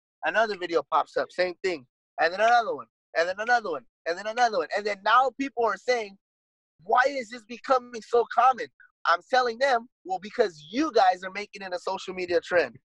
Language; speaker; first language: English; native; English